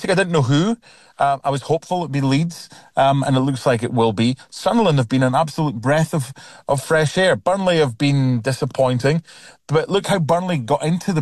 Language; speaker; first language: English; native; English